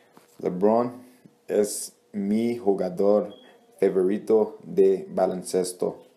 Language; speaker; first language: Spanish; non-native, learner; English